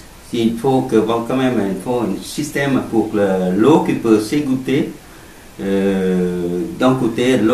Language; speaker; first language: French; non-native, learner; Vietnamese